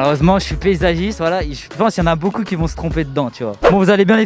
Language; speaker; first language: French; native; French